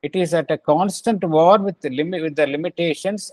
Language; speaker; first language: English; non-native, local second language; Tamil